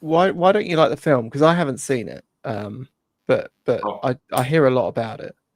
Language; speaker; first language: English; native; English